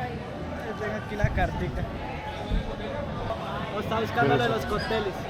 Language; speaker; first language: Spanish; native; Spanish